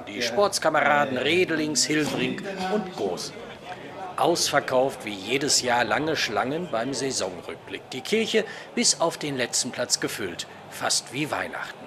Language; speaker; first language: German; native; German